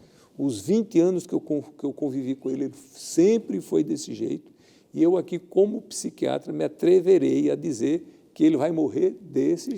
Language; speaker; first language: Portuguese; native; Portuguese